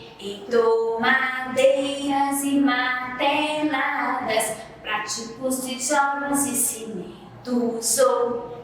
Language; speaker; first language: Portuguese; native; Portuguese